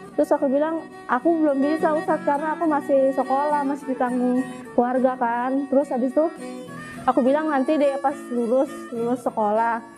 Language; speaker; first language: Indonesian; native; Indonesian